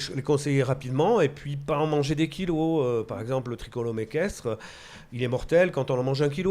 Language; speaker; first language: French; native; French